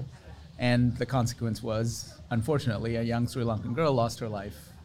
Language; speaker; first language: English; non-native, local second language; Sinhala